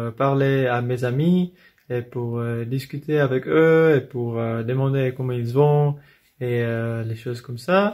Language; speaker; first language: French; non-native, fluent; English